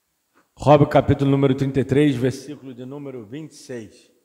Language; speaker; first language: Spanish; non-native, fluent; Portuguese